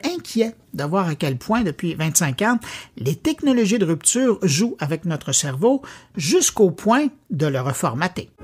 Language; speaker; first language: French; native; French